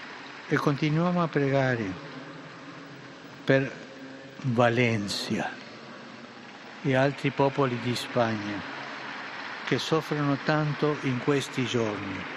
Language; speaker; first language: Italian; non-native, fluent; Spanish